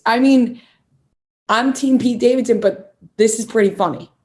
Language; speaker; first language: English; native; English